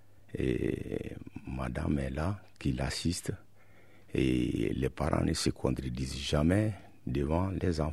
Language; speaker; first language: French; non-native, local second language; Bambara